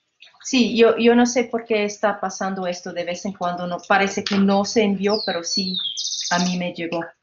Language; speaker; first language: Spanish; non-native, fluent; English